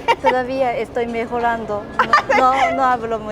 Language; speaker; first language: Spanish; non-native, fluent; Japanese